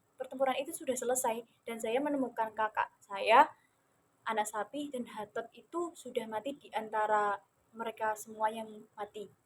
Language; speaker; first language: Indonesian; native; Indonesian